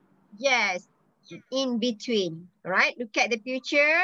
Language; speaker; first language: English; non-native, local second language; Malay